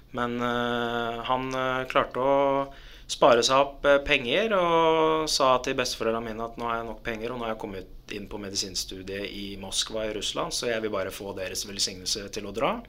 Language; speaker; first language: Norwegian; early bilingual, other home language; Arabic